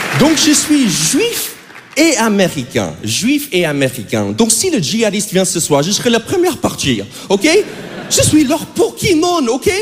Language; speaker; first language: French; non-native, fluent; English